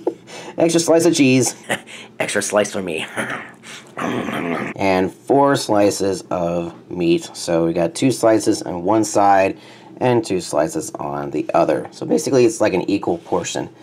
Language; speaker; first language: English; native; English